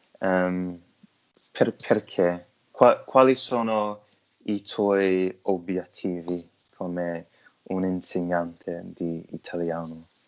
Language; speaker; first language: Italian; non-native, learner; English